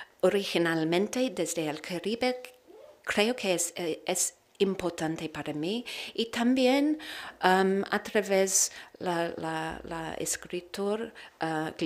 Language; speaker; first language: Spanish; non-native, learner; English